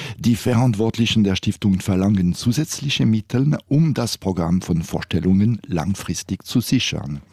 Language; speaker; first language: German; non-native, local second language; French